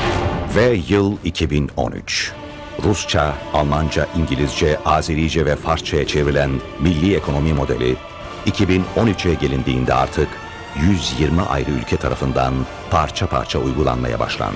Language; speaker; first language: Turkish; native; Turkish